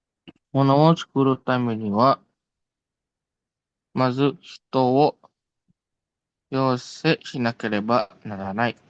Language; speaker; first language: Japanese; non-native, learner; Indonesian